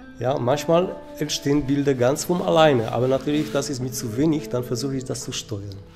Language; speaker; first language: German; non-native, fluent; Polish